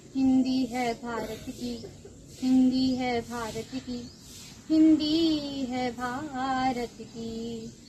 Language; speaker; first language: Hindi; native; Hindi